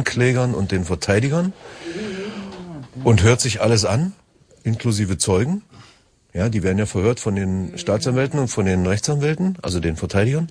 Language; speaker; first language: German; native; German